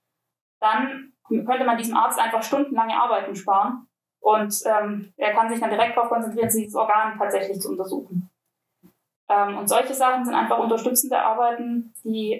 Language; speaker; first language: German; native; German